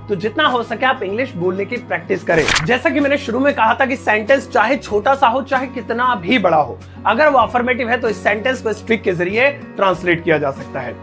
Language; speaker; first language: Hindi; native; Hindi